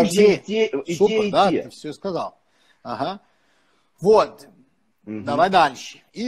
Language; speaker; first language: Russian; non-native, fluent; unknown